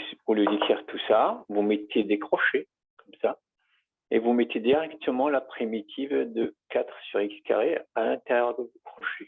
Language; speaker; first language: French; native; French